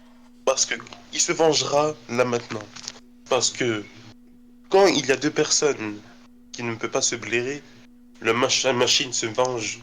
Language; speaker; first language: French; native; French